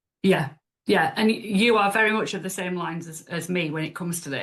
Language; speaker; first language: English; native; English